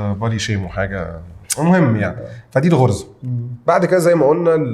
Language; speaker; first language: Egyptian Arabic; native; Egyptian Arabic